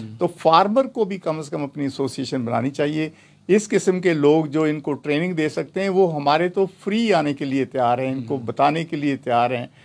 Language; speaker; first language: Urdu; non-native, local second language; Punjabi